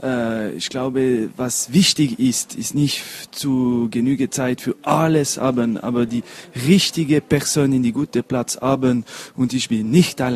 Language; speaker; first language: German; non-native, local second language; French